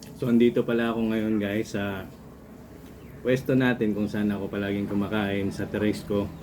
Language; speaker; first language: Filipino; non-native, local second language; Cebuano